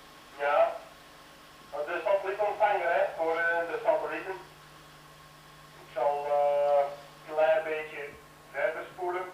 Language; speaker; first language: Dutch; native; Dutch